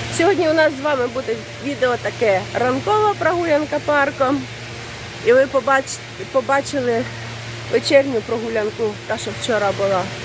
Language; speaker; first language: Ukrainian; non-native, local second language; Russian